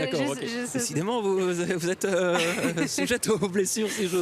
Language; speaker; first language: French; native; French